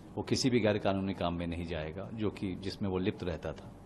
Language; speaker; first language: Hindi; native; Hindi